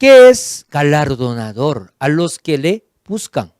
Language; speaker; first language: Spanish; non-native, fluent; Korean